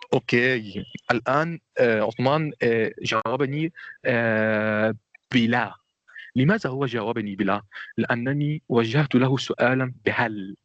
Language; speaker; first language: Arabic; non-native, fluent; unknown